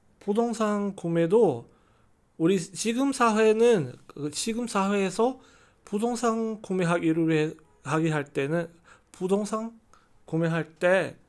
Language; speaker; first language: Korean; non-native, learner; Chinese